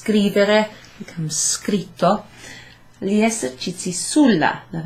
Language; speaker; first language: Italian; non-native, fluent; English